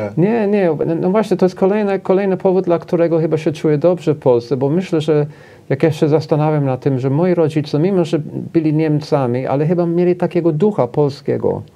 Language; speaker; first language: Polish; non-native, fluent; English